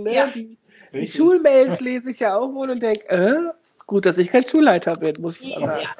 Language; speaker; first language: German; native; German